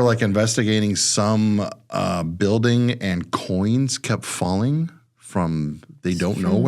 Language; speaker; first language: English; native; English